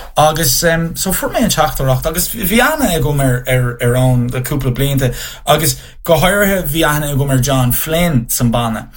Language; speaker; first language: Irish; non-native, local second language; English